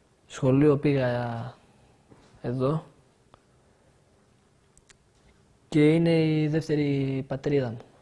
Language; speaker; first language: Greek; early bilingual, other home language; Albanian